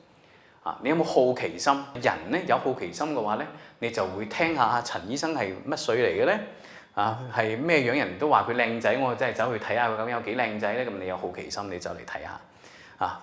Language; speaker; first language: Cantonese; native; Cantonese